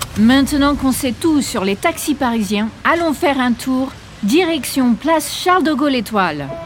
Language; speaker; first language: French; native; French